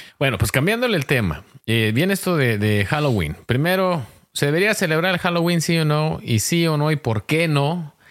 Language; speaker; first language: Spanish; early bilingual, heritage; Spanish